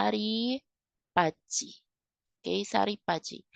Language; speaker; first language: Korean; non-native, learner; Kinaray-a